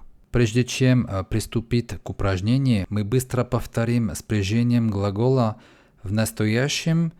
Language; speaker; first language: Russian; non-native, fluent; French